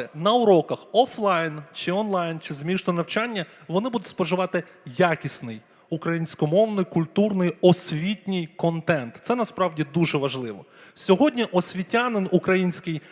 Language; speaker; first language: Ukrainian; non-native, local second language; Russian